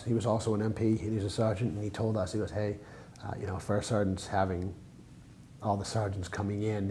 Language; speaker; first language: English; native; English